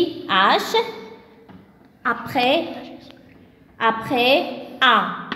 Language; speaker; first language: French; non-native, local second language; Arabic